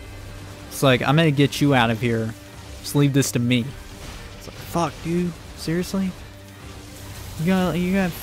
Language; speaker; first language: English; native; English